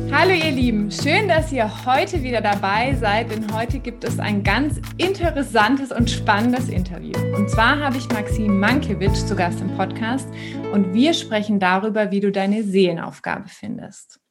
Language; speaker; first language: German; native; German